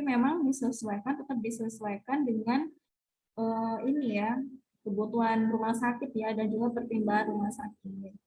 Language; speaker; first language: Indonesian; native; Indonesian